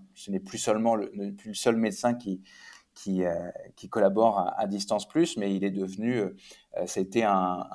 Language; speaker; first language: French; native; French